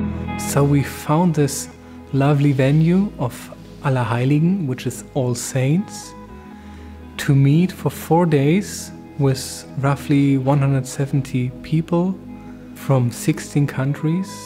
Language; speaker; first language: English; non-native, fluent; German